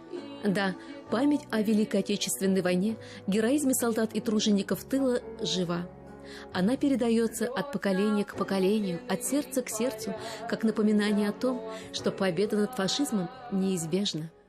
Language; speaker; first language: Russian; native; Russian